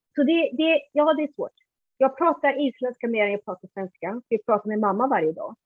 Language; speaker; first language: Swedish; native; Swedish